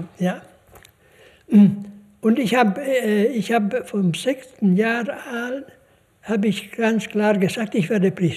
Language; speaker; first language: German; non-native, fluent; Hungarian